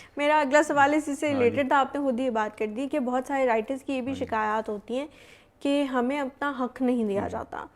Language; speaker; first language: Urdu; native; Urdu